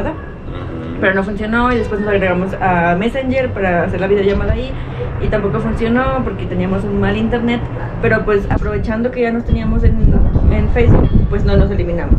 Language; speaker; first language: Spanish; native; Spanish